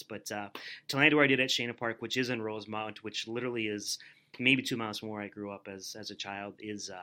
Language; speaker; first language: English; native; English